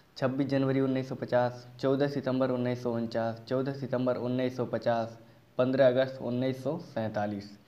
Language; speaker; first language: Hindi; native; Hindi